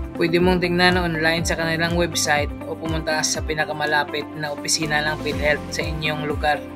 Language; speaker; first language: Filipino; non-native, local second language; Hiligaynon